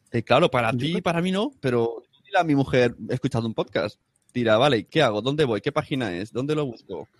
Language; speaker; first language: Spanish; native; Spanish